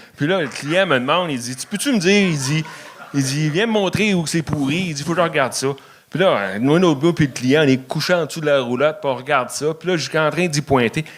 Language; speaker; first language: French; native; French